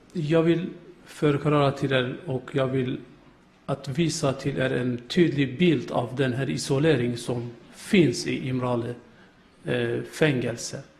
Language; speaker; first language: Swedish; non-native, learner; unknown